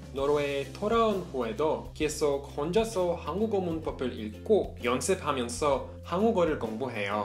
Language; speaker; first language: Korean; non-native, learner; Norwegian